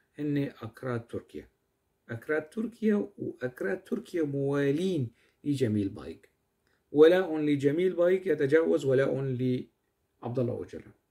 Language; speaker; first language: Arabic; non-native, local second language; Kurdish